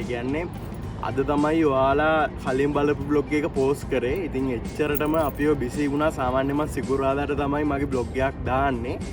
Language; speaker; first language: Sinhala; native; Sinhala